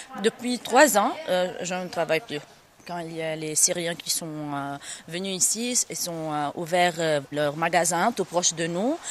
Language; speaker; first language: French; non-native, local second language; Arabic